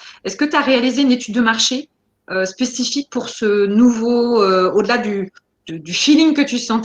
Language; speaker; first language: French; native; French